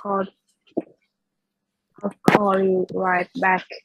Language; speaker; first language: English; non-native, learner; Vietnamese